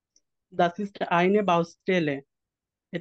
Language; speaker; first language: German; non-native, learner; Bangla